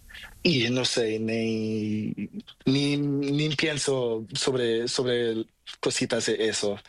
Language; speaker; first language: Spanish; non-native, learner; Portuguese